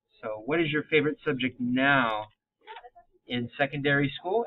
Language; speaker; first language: English; native; English